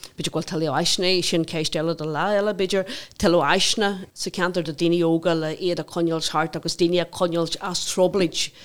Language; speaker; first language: Irish; non-native, local second language; English